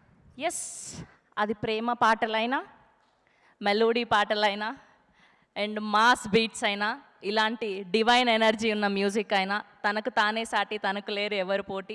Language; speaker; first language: Telugu; native; Telugu